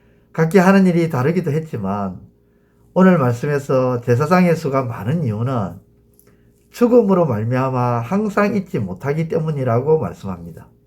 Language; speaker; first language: Korean; native; Korean